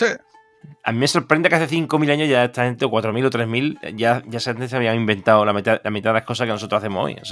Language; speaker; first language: Spanish; native; Spanish